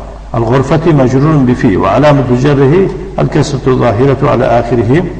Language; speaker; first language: Arabic; non-native, fluent; Tajik